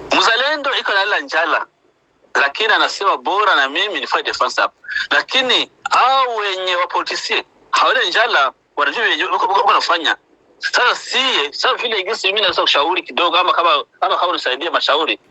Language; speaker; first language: Swahili; non-native, local second language; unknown